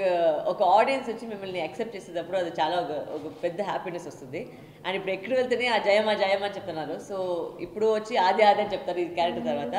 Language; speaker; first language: Telugu; non-native, learner; Tamil